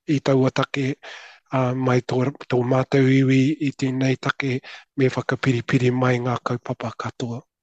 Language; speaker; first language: Māori; non-native, local second language; English